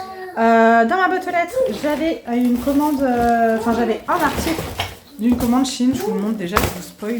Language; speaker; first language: French; native; French